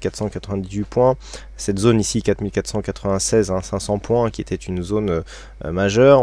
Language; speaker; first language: French; native; French